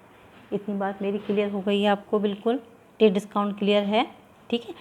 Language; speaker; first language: Hindi; native; Hindi